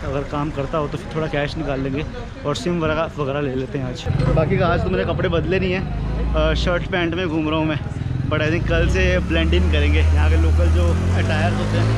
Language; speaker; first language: Hindi; native; Hindi